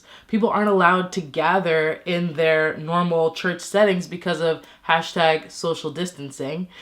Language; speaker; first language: English; native; English